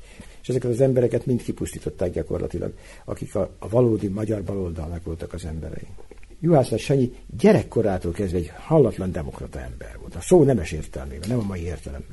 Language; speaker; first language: Hungarian; native; Hungarian